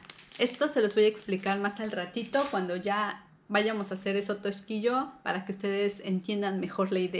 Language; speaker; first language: Spanish; native; Spanish